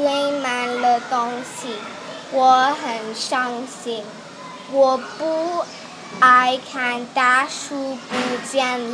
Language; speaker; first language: Chinese; non-native, learner; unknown